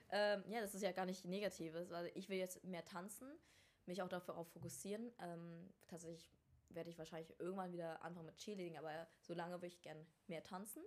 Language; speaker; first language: German; early bilingual, other home language; Vietnamese